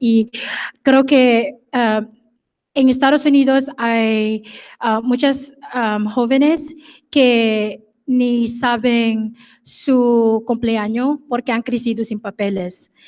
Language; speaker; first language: Spanish; non-native, fluent; English